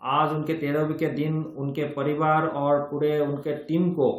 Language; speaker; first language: Hindi; non-native, local second language; Assamese